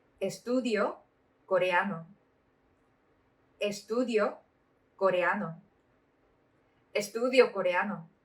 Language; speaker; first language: Spanish; non-native, fluent; Korean